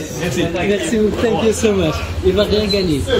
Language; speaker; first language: French; non-native, local second language; Arabic